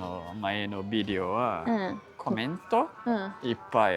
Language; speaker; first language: Japanese; non-native, learner; Portuguese